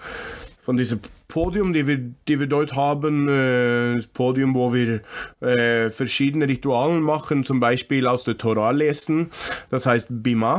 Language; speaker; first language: German; non-native, fluent; English